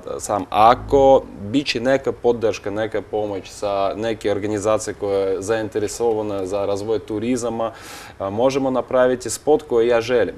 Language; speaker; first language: Bosnian; non-native, learner; Russian